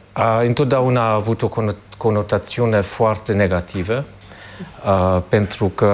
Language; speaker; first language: Romanian; non-native, fluent; German